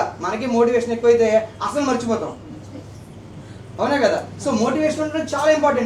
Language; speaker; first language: Telugu; native; Telugu